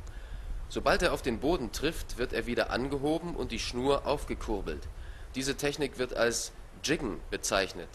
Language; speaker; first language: German; native; German